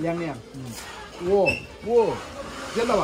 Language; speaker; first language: Chinese; non-native, learner; Bangla